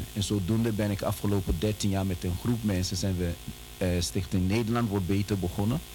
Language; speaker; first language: Dutch; early bilingual, other home language; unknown